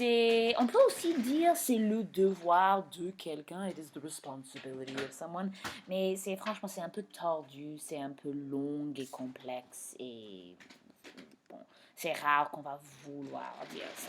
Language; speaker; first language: French; non-native, fluent; English